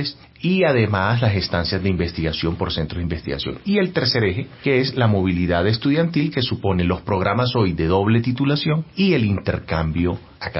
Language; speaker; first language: Spanish; native; Spanish